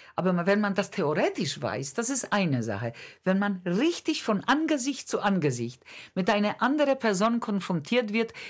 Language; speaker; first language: German; non-native, fluent; Polish